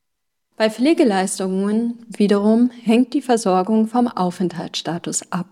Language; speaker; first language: German; native; German